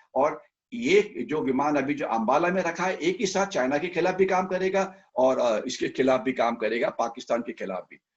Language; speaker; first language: Hindi; non-native, local second language; Marathi